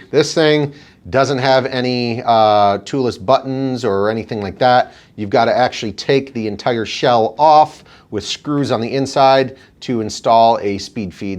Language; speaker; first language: English; native; English